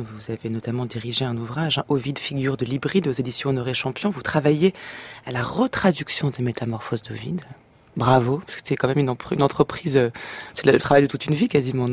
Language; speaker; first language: French; native; French